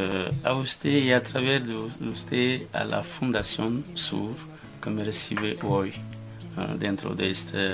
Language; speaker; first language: Spanish; non-native, fluent; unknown